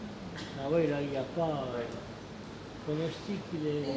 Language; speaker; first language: French; native; French